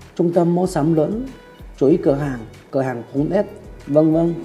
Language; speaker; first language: Vietnamese; non-native, fluent; Chinese